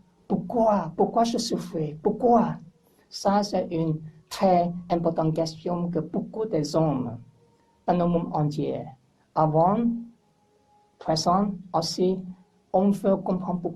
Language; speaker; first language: French; non-native, learner; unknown